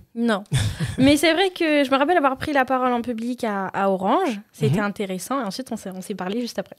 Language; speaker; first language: French; early bilingual, other home language; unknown